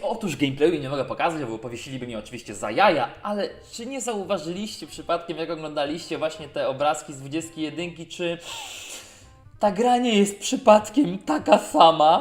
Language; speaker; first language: Polish; native; Polish